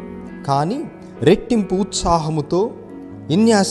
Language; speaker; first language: Telugu; native; Telugu